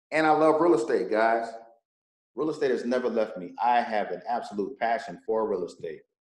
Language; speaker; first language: English; native; English